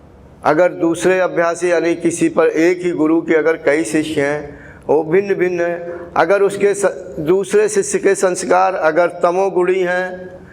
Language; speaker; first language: Hindi; native; Hindi